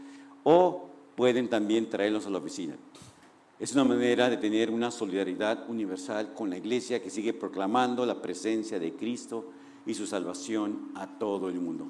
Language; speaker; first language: Spanish; native; Spanish